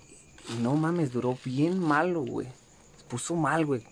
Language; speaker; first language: Spanish; native; Spanish